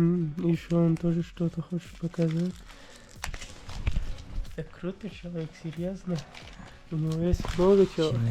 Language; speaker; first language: Russian; non-native, learner; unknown